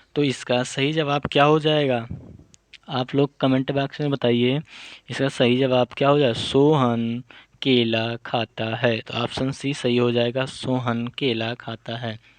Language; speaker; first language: Hindi; native; Hindi